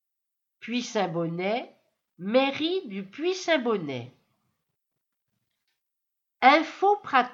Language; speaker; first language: French; native; French